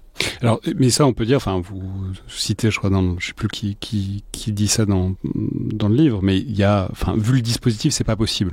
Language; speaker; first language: French; native; French